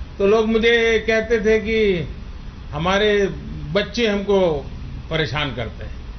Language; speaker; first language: Hindi; non-native, local second language; Gujarati